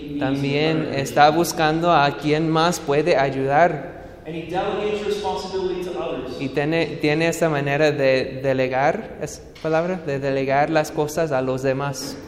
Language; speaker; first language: Spanish; non-native, fluent; English